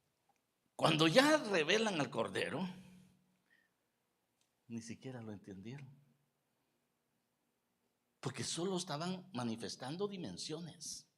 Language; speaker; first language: Spanish; native; Spanish